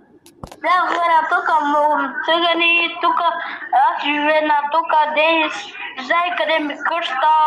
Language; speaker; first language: Bulgarian; non-native, learner; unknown